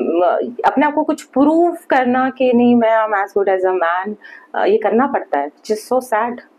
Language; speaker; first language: Hindi; native; Hindi